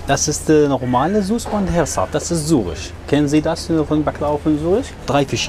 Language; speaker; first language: German; non-native, learner; Arabic